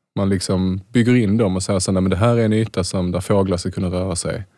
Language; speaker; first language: Swedish; native; Swedish